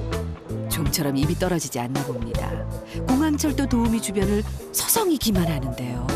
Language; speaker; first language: Korean; native; Korean